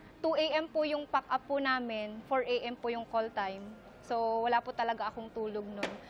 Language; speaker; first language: Filipino; non-native, local second language; Iloko